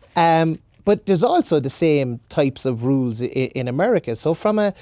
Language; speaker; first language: English; native; English